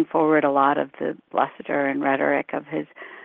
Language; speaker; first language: English; early bilingual, other home language; Urdu